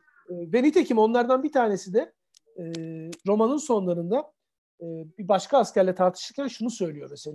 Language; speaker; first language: Turkish; native; Turkish